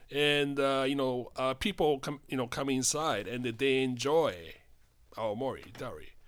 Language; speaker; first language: English; non-native, fluent; Japanese